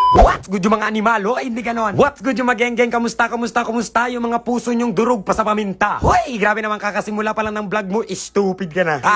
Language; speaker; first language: Filipino; non-native, local second language; Chavacano